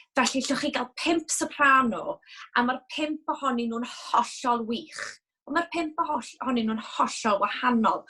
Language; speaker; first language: Welsh; native; Welsh